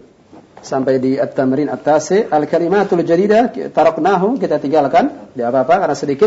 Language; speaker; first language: Indonesian; native; Indonesian